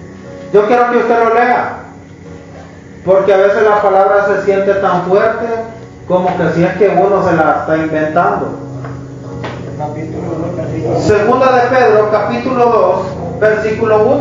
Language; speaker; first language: Spanish; native; Spanish